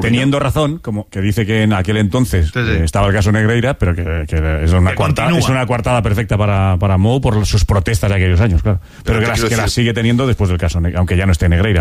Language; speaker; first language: Spanish; native; Spanish